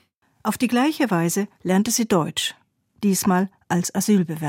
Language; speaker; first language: German; native; German